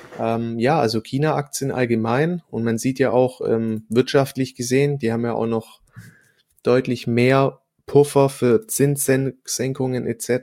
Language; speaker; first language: German; native; German